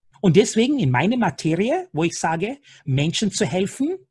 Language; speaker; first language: German; non-native, fluent; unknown